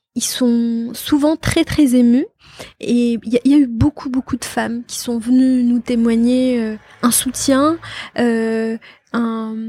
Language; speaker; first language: French; non-native, local second language; Arabic